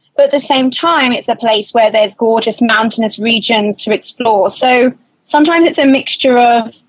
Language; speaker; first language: English; native; English